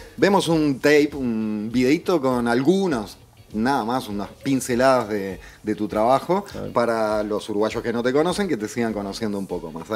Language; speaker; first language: Spanish; native; Spanish